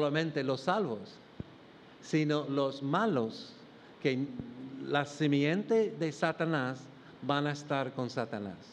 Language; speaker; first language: Spanish; non-native, fluent; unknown